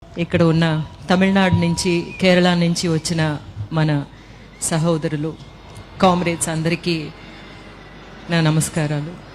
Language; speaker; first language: Telugu; early bilingual, heritage; Telugu